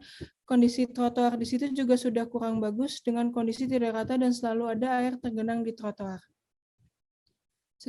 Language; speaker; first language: Indonesian; native; Indonesian